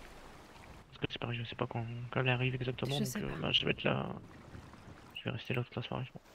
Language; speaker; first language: French; native; French